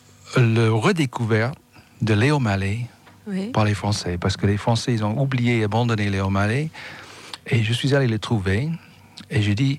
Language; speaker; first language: French; non-native, fluent; English